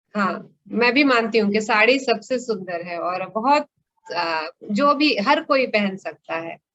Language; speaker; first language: Hindi; native; Hindi